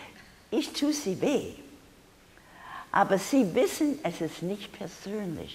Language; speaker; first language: German; non-native, learner; English